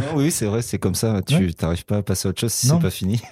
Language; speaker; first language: French; native; French